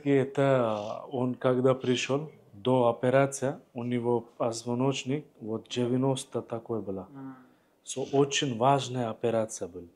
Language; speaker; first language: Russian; non-native, learner; Hindi